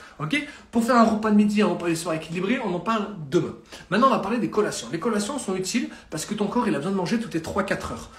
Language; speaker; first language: French; native; French